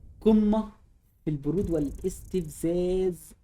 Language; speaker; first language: Arabic; native; Arabic